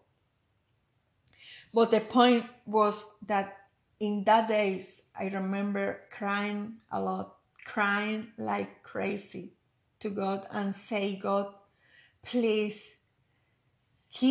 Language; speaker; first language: English; non-native, learner; Spanish